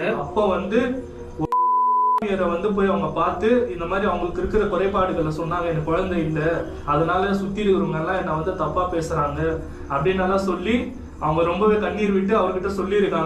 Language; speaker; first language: Tamil; native; Tamil